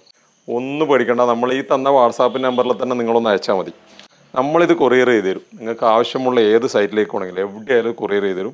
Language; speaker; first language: Malayalam; native; Malayalam